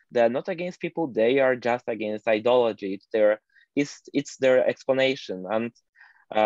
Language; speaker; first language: English; non-native, fluent; Polish